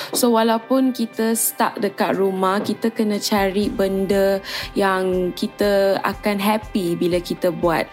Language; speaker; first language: Malay; native; Malay